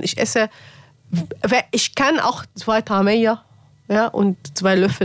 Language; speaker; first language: German; non-native, learner; Arabic